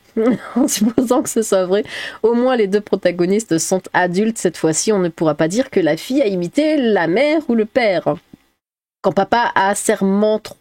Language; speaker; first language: French; native; French